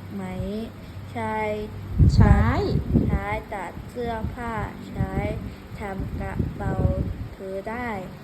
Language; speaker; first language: Thai; early bilingual, heritage; Thai